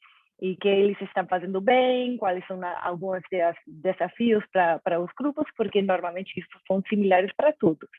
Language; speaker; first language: Portuguese; non-native, fluent; Spanish